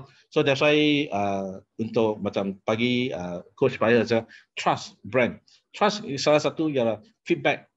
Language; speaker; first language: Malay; non-native, local second language; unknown